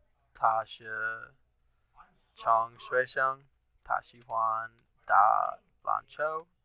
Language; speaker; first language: Chinese; non-native, learner; English